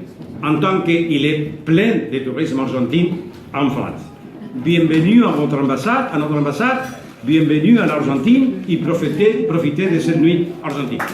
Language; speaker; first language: French; non-native, fluent; Spanish